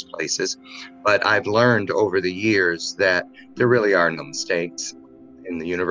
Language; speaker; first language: English; native; English